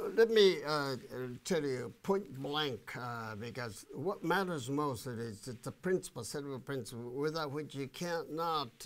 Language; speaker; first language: English; non-native, fluent; Japanese